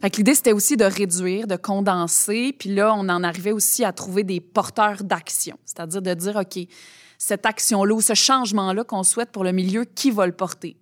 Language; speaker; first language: French; native; French